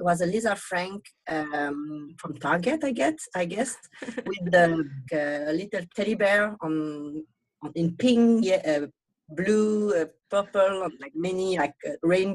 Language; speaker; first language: English; non-native, fluent; Vietnamese